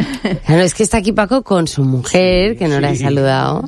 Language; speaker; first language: Spanish; native; Spanish